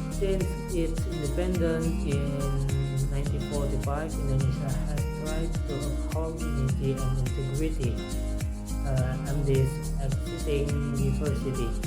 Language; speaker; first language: English; non-native, learner; Indonesian